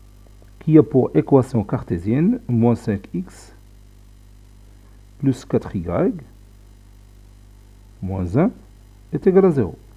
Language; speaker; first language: French; non-native, local second language; Arabic